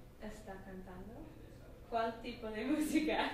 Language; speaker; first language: Spanish; non-native, learner; English